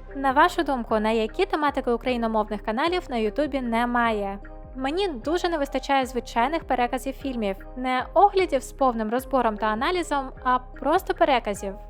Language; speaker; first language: Ukrainian; non-native, local second language; Russian